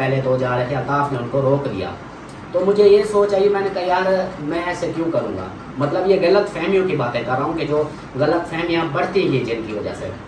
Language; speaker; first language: Urdu; non-native, local second language; Saraiki